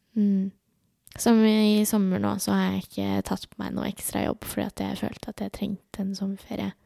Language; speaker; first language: Norwegian; early bilingual, other home language; Urdu